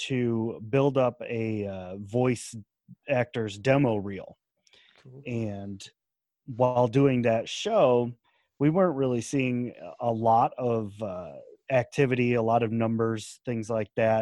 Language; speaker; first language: English; native; English